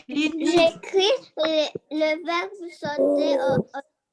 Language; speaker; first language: French; non-native, learner; Arabic